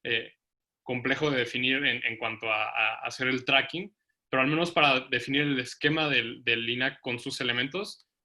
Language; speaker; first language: Spanish; native; Spanish